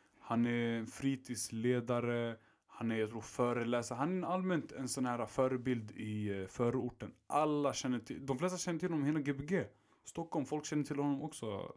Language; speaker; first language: Swedish; early bilingual, other home language; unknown